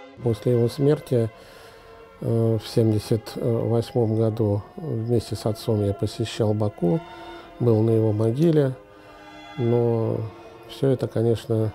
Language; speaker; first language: Russian; native; Russian